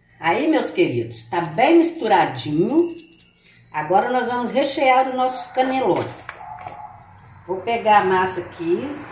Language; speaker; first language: Portuguese; native; Portuguese